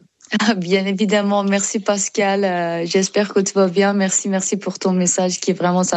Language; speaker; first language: French; non-native, learner; Persian